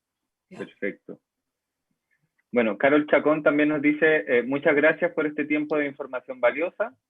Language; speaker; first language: Spanish; native; Spanish